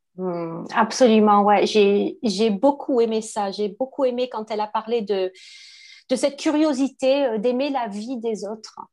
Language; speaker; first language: French; native; French